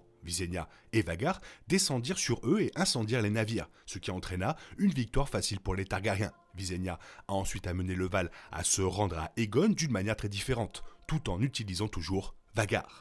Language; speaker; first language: French; native; French